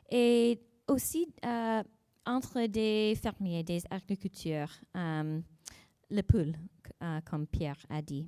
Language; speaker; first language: French; non-native, learner; English